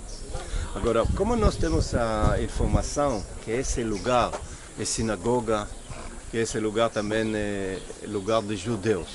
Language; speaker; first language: Portuguese; non-native, fluent; Hebrew